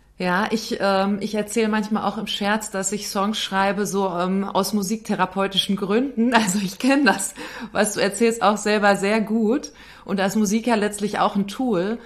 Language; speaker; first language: German; native; German